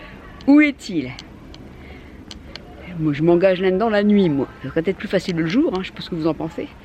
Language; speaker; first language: French; native; French